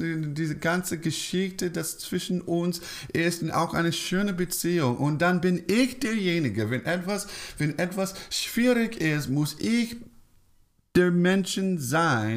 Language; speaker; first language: German; non-native, fluent; English